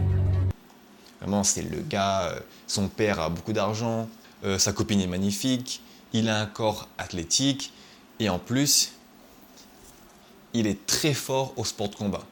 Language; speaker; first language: French; native; French